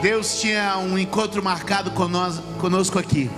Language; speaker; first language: Portuguese; native; Portuguese